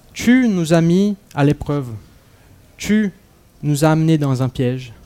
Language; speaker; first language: French; non-native, fluent; Portuguese